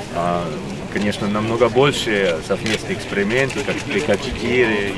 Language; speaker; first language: Russian; non-native, learner; German